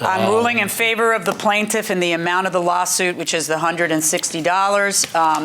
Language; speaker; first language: English; native; English